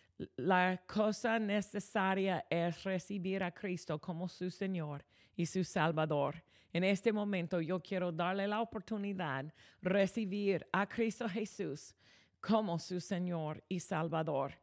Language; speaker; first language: Spanish; non-native, fluent; English